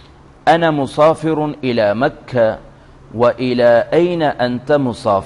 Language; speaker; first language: Arabic; non-native, fluent; Urdu